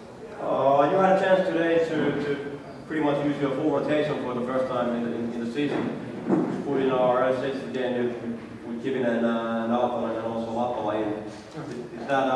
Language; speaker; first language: English; non-native, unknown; Finnish